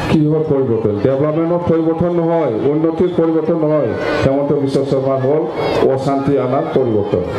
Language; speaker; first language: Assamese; non-native, local second language; Bodo